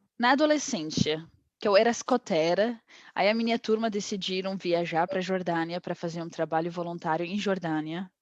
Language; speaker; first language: Portuguese; non-native, fluent; Arabic